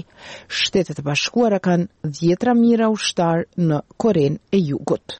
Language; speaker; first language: Albanian; native; Albanian